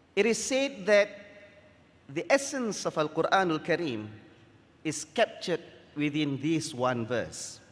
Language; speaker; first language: English; non-native, local second language; Malay